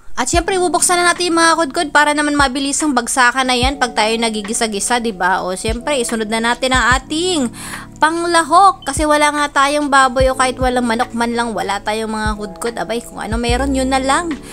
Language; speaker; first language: Filipino; non-native, local second language; Bikol